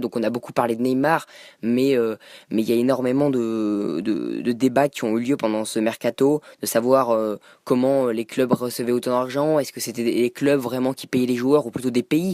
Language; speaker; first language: French; native; French